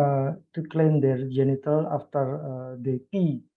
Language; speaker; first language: English; non-native, learner; Indonesian